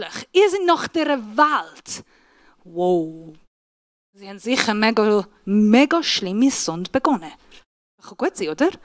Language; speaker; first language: German; non-native, fluent; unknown